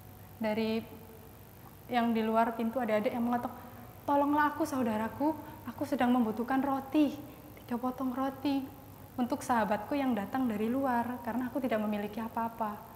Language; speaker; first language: Indonesian; native; Indonesian